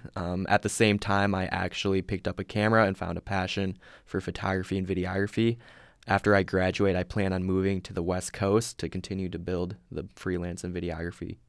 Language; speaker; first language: English; native; English